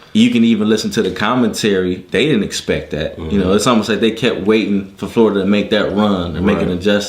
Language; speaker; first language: English; native; English